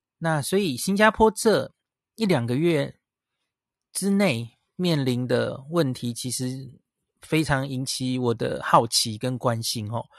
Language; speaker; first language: Chinese; native; Chinese